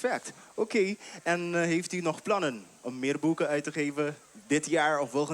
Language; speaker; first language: Dutch; non-native, local second language; Papiamento